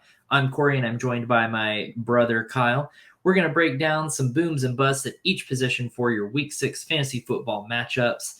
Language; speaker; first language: English; native; English